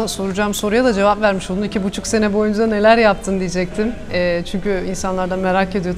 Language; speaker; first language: Turkish; native; Turkish